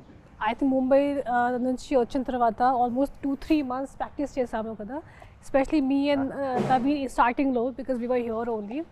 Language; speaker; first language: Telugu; non-native, fluent; Hindi